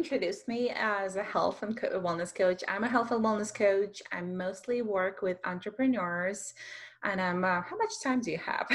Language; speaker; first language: English; non-native, fluent; Russian